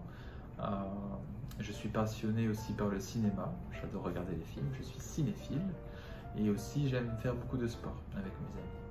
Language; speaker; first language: French; non-native, fluent; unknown